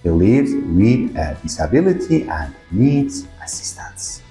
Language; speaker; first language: English; non-native, fluent; Persian